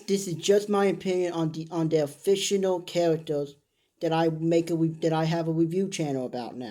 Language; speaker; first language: English; native; English